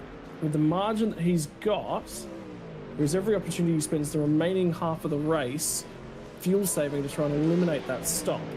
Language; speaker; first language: English; native; English